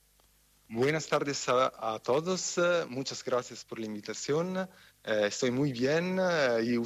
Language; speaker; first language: Spanish; non-native, fluent; Italian